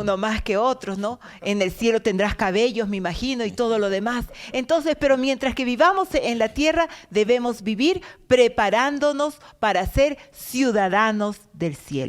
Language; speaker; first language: Spanish; native; Spanish